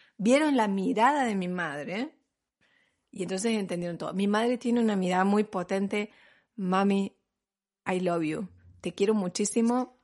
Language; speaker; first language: Spanish; native; Spanish